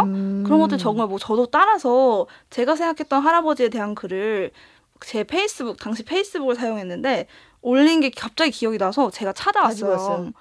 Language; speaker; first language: Korean; native; Korean